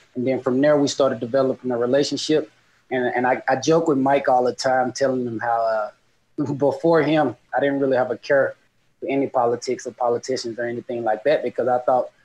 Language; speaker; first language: English; native; English